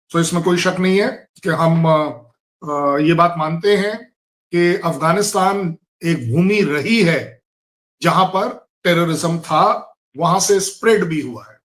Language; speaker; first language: Hindi; native; Hindi